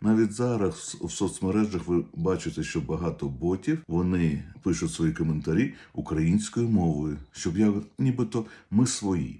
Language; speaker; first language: Ukrainian; non-native, local second language; Russian